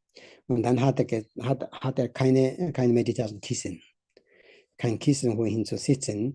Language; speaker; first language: German; non-native, learner; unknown